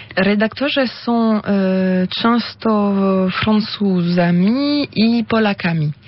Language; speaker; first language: Polish; non-native, fluent; French